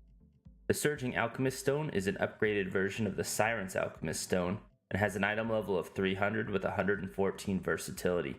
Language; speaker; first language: English; native; English